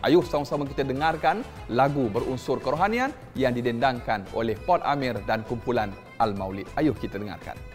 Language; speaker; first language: Malay; native; Malay